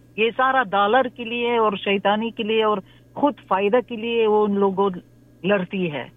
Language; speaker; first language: Urdu; non-native, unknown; Persian